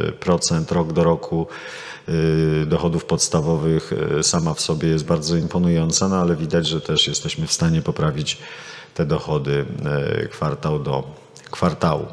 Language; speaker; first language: Polish; native; Polish